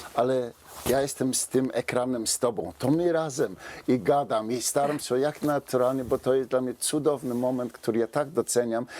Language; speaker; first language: Polish; non-native, fluent; English